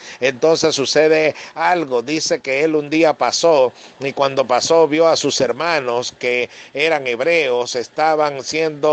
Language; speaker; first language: Spanish; native; Spanish